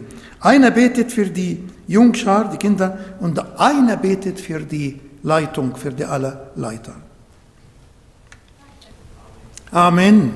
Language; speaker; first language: German; non-native, fluent; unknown